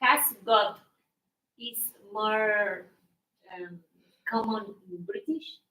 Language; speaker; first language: English; non-native, learner; Spanish